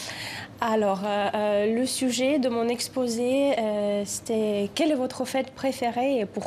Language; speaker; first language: French; non-native, fluent; Ukrainian